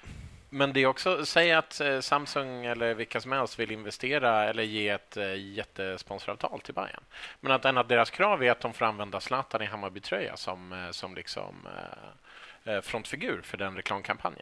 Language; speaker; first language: Swedish; native; Swedish